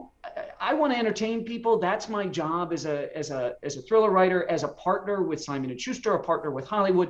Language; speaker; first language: English; native; English